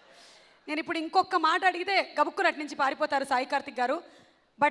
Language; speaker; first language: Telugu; native; Telugu